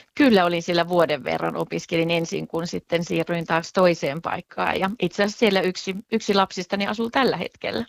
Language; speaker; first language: Finnish; native; Finnish